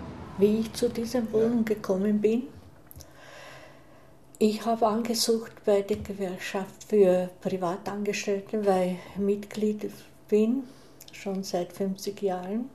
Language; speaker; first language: German; non-native, fluent; Hungarian